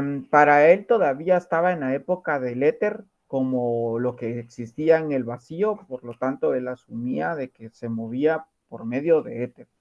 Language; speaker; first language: Spanish; native; Spanish